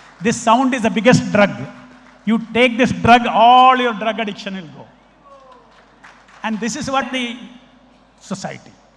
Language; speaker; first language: English; non-native, local second language; Telugu